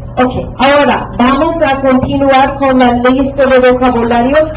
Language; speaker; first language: Spanish; non-native, fluent; English